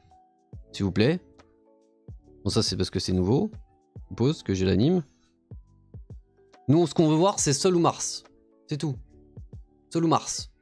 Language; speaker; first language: French; native; French